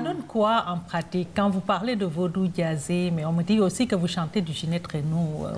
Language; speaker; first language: French; native; French